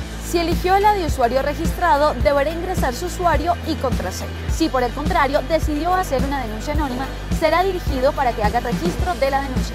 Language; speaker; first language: Spanish; native; Spanish